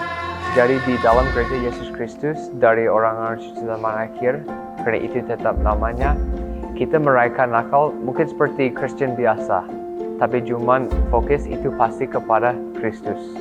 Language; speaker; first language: Indonesian; non-native, fluent; English